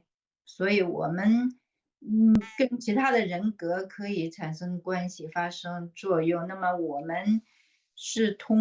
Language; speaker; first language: Chinese; native; Chinese